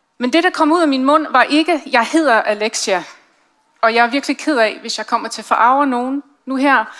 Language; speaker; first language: Danish; non-native, fluent; English